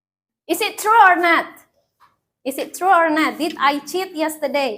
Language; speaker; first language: English; non-native, fluent; Indonesian